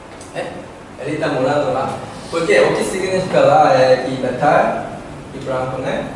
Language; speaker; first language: Portuguese; non-native, learner; Korean